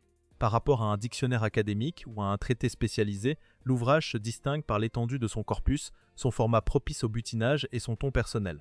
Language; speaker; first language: French; native; French